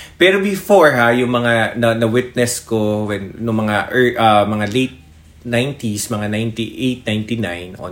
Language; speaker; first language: Filipino; native; Filipino